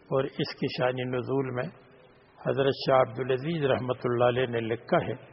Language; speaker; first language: Urdu; native; Urdu